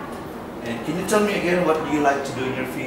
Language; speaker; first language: English; non-native, fluent; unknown